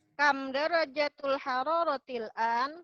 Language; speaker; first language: Arabic; non-native, learner; Indonesian